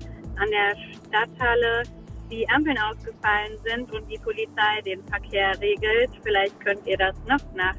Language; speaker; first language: German; native; German